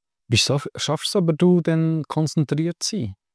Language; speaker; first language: German; native; German